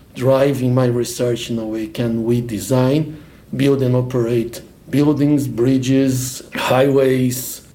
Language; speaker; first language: English; non-native, fluent; Portuguese